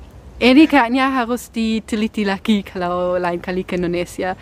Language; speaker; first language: Indonesian; non-native, fluent; German